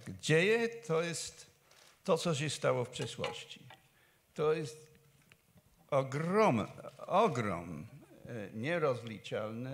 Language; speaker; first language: Polish; non-native, fluent; English